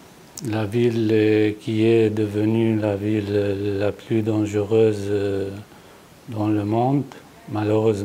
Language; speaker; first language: French; non-native, fluent; Arabic